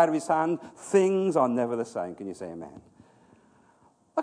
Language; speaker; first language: English; native; English